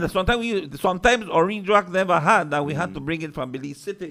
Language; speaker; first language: English; early bilingual, other home language; Spanish